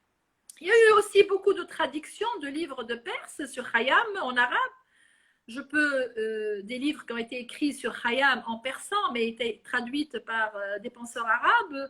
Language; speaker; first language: French; non-native, local second language; Arabic